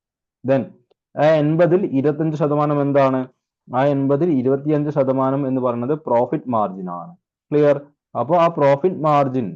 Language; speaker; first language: Malayalam; native; Malayalam